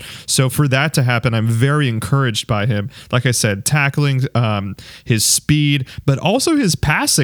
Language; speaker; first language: English; native; English